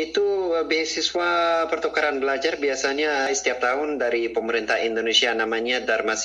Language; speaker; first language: Indonesian; non-native, fluent; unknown